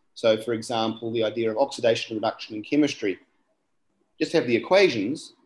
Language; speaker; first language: English; native; English